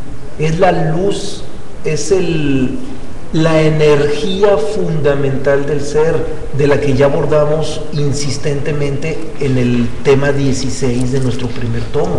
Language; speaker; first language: Spanish; native; Spanish